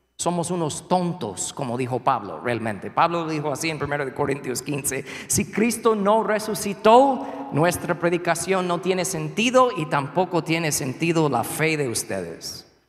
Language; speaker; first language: Spanish; non-native, fluent; English